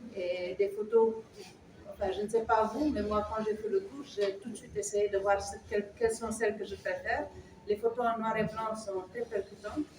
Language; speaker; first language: French; non-native, local second language; Wolof